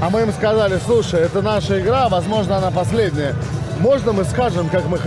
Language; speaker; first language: Russian; native; Russian